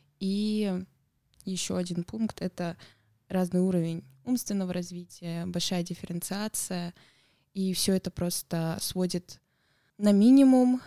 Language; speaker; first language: Russian; native; Russian